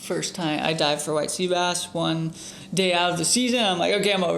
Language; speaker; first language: English; native; English